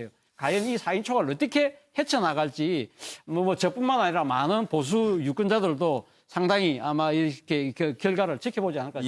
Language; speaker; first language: Korean; native; Korean